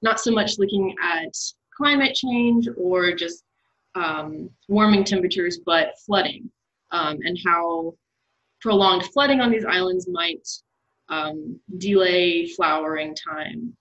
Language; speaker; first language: English; native; English